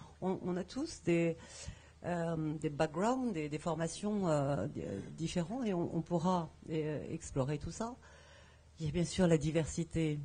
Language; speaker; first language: French; native; French